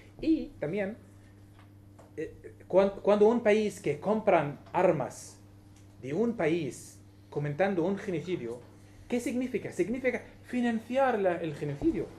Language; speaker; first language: Spanish; non-native, learner; Arabic